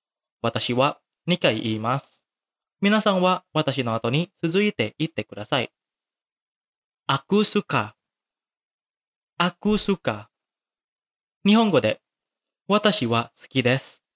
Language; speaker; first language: Japanese; non-native, fluent; Indonesian